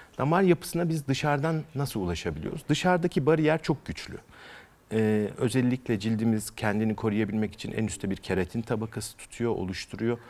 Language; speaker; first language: Turkish; native; Turkish